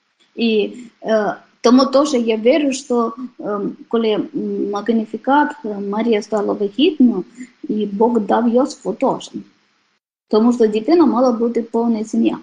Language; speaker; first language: Ukrainian; non-native, fluent; Polish